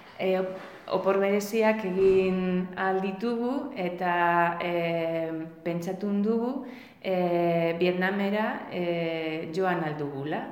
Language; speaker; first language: Basque; non-native, learner; Spanish